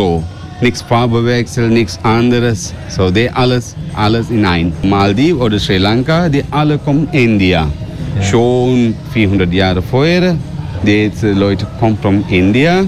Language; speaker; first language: German; non-native, learner; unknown